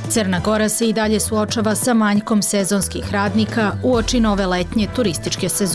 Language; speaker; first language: Serbian; native; Serbian